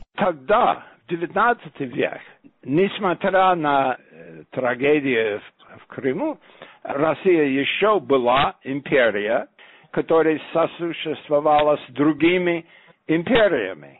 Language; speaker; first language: Russian; non-native, fluent; English